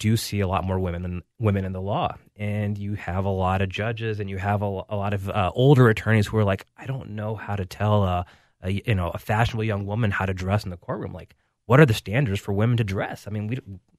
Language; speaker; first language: English; native; English